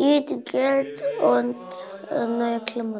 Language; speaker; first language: German; early bilingual, other home language; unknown